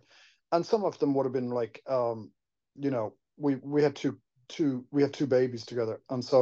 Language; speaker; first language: English; native; English